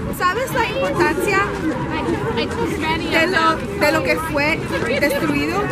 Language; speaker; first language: Spanish; non-native, learner; English